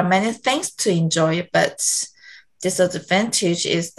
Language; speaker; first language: English; non-native, learner; Korean